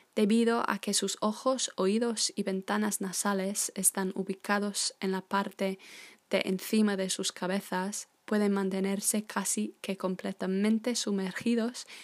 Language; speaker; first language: Spanish; non-native, fluent; English